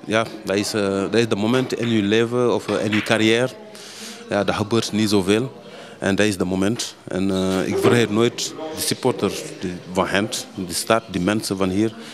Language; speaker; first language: Dutch; early bilingual, other home language; Wolof